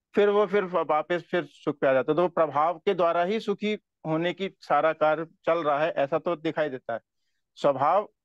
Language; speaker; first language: Hindi; native; Hindi